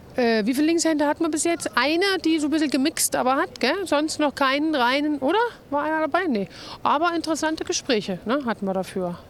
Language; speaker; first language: German; native; German